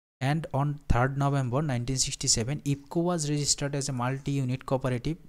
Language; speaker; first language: English; non-native, local second language; Bangla